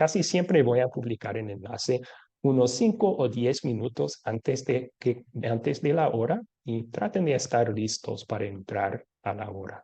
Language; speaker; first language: Spanish; non-native, fluent; English